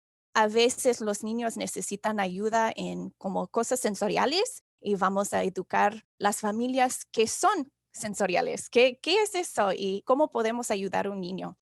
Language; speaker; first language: Spanish; non-native, fluent; English